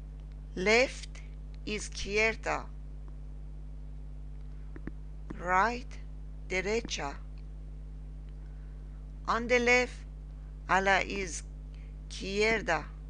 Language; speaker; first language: Spanish; non-native, learner; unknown